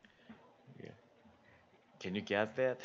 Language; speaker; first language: English; non-native, learner; Korean